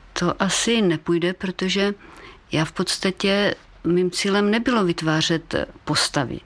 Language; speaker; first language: Czech; native; Czech